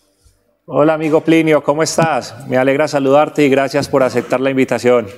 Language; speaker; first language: Spanish; native; Spanish